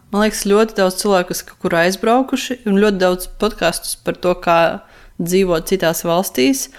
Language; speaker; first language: Latvian; non-native, local second language; Russian